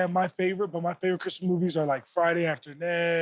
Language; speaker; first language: English; native; English